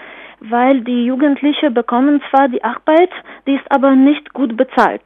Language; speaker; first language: German; non-native, fluent; Polish